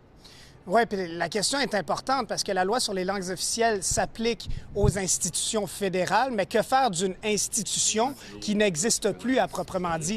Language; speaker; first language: French; native; French